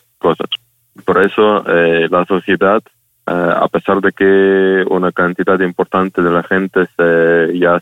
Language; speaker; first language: Spanish; non-native, fluent; Ukrainian